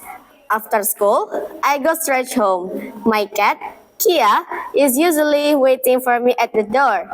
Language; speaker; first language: English; non-native, learner; Indonesian